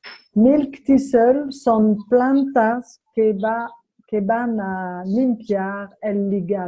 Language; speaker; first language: Spanish; non-native, fluent; French